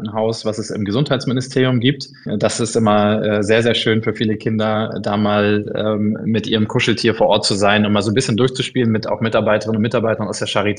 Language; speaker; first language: German; native; German